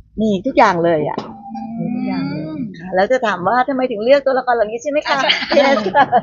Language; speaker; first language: Thai; native; Thai